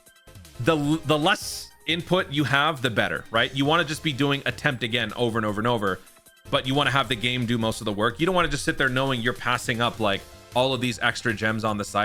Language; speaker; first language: English; native; English